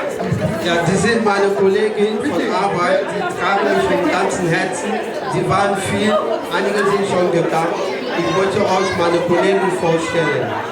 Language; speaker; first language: German; non-native, learner; French